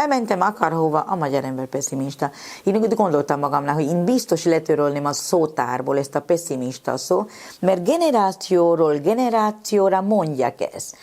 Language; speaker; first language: Hungarian; non-native, fluent; Spanish